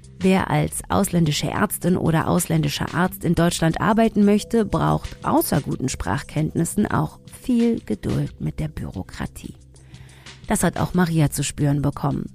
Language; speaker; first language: German; early bilingual, other home language; Tigrinya